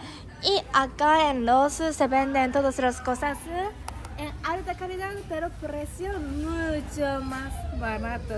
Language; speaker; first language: Spanish; non-native, learner; Japanese